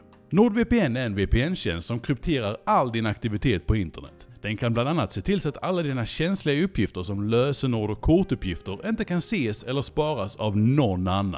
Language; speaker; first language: Swedish; native; Swedish